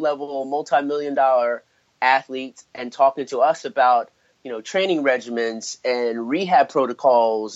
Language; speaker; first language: English; native; English